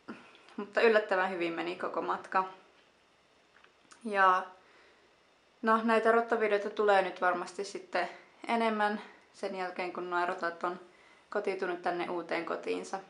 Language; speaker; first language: Finnish; native; Finnish